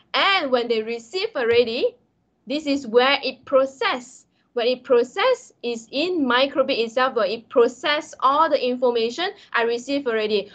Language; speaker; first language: English; non-native, local second language; Malay